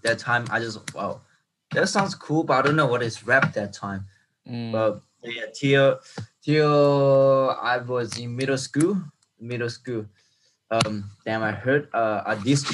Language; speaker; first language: English; non-native, fluent; Chinese